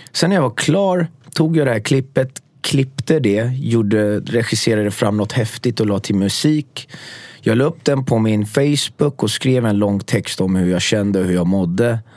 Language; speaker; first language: Swedish; early bilingual, other home language; Persian